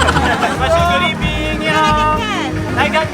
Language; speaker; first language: Chinese; non-native, fluent; French